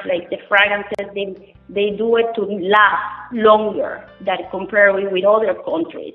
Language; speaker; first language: English; non-native, fluent; Spanish